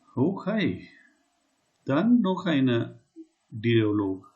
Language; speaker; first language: German; non-native, learner; Hindi